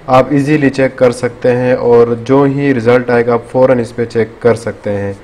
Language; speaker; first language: Urdu; native; Urdu